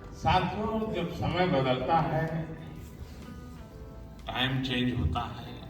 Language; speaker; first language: Hindi; native; Hindi